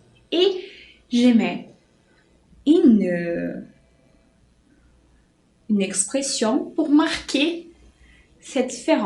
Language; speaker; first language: French; non-native, fluent; Portuguese